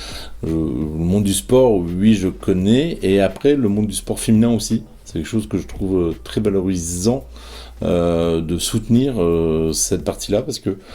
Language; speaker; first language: French; native; French